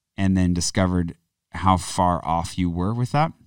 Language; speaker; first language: English; native; English